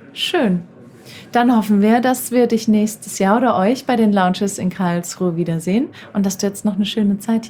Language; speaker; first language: German; native; German